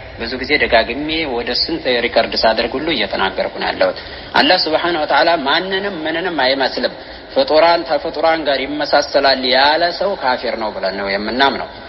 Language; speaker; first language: Amharic; native; Amharic